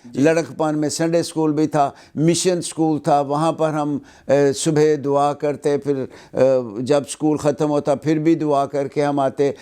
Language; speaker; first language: Urdu; non-native, local second language; Punjabi